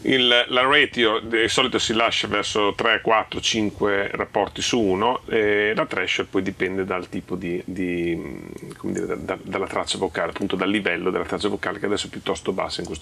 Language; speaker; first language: Italian; native; Italian